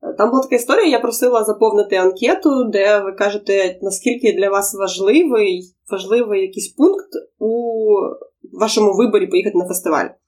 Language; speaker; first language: Ukrainian; non-native, local second language; Russian